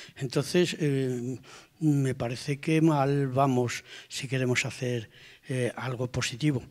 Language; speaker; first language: Spanish; native; Spanish